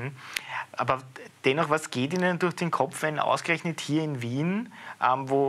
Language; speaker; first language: German; native; German